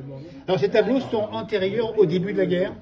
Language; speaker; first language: French; native; French